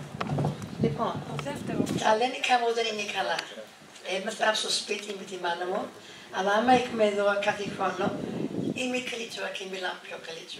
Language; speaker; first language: Greek; early bilingual, heritage; English